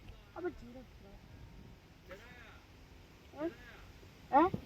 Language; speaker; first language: Korean; early bilingual, heritage; Korean